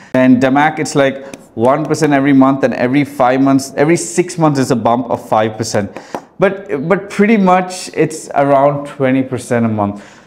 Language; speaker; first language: English; early bilingual, heritage; Arabic